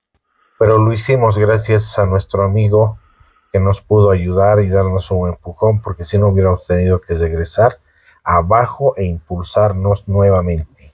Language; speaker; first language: Spanish; native; Spanish